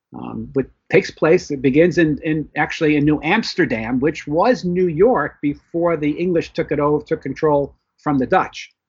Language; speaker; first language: English; native; English